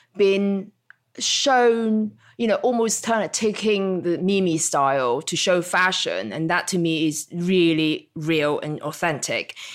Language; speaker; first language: English; non-native, local second language; Cantonese